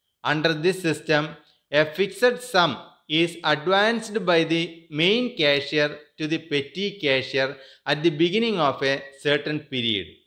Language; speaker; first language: English; non-native, local second language; Malayalam